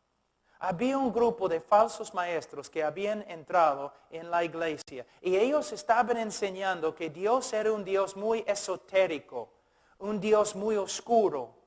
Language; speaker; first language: Spanish; non-native, fluent; English